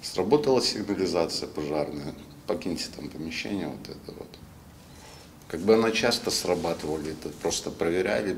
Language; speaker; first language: Russian; native; Russian